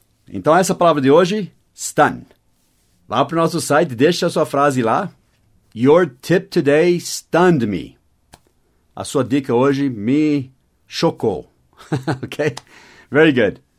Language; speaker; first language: Portuguese; non-native, fluent; English